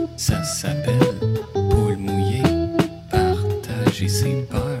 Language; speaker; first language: French; native; French